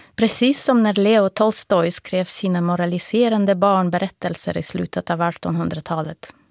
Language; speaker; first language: Swedish; non-native, fluent; Russian